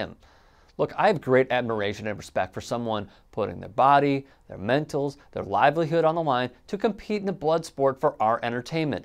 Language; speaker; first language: English; native; English